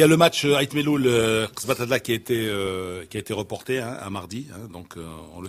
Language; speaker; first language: French; non-native, local second language; Arabic